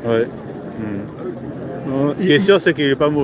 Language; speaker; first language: French; native; French